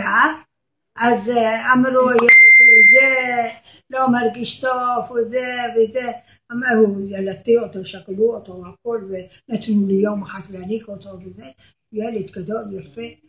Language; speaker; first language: Hebrew; non-native, learner; Arabic